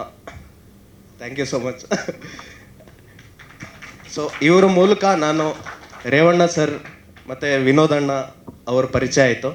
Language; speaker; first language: Kannada; native; Kannada